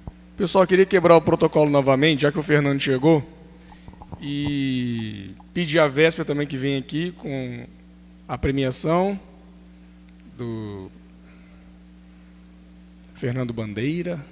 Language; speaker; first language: Portuguese; native; Portuguese